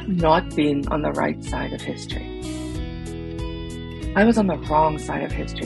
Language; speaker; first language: English; non-native, local second language; Afrikaans